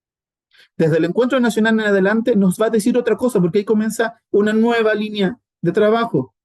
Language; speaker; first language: Spanish; native; Spanish